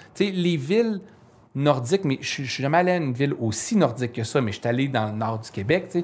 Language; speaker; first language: French; native; French